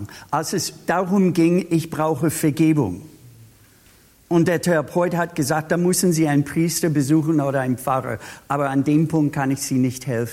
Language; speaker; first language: German; non-native, fluent; English